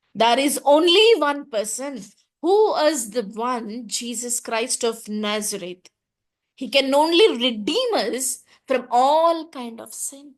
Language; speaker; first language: English; non-native, local second language; Telugu